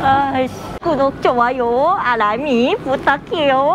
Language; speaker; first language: Korean; non-native, fluent; Thai